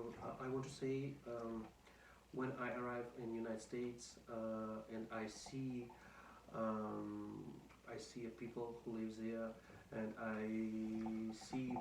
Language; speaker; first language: English; non-native, learner; Russian